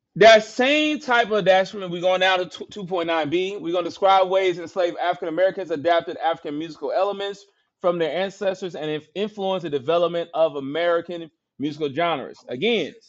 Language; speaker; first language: English; native; English